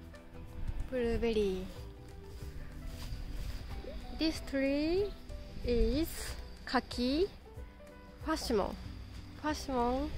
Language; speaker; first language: English; non-native, learner; Japanese